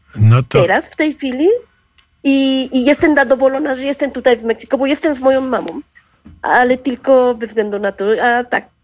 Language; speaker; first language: Polish; non-native, learner; Spanish